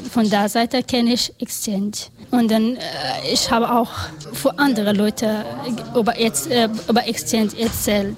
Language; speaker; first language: German; non-native, learner; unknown